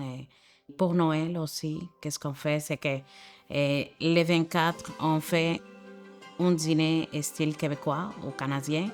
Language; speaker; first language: French; non-native, fluent; Spanish